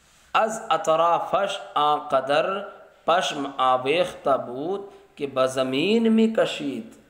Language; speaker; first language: Persian; non-native, fluent; Urdu